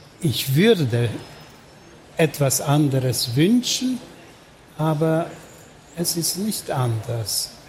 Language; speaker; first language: German; non-native, fluent; Hungarian